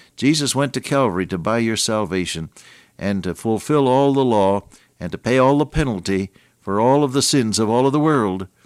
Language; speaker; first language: English; native; English